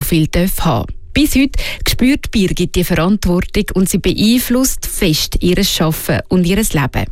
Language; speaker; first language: German; native; German